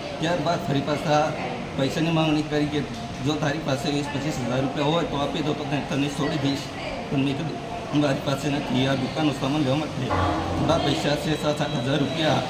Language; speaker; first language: Gujarati; non-native, local second language; Bhili